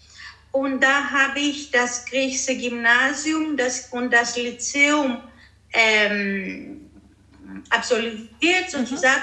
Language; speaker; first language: German; early bilingual, heritage; Greek